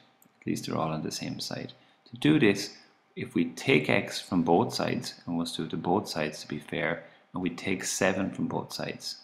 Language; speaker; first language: English; native; English